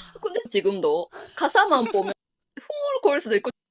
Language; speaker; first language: Korean; non-native, fluent; Japanese